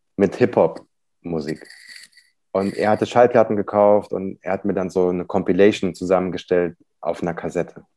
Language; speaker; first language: German; native; German